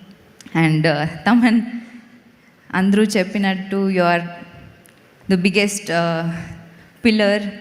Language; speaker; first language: Telugu; non-native, learner; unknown